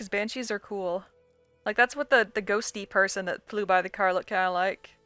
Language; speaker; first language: English; native; English